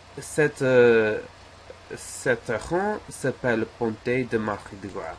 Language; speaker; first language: French; non-native, learner; English